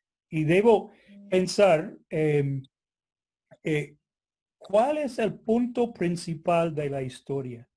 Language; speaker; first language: Spanish; non-native, fluent; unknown